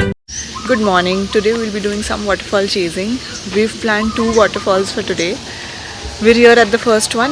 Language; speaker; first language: English; non-native, local second language; Hindi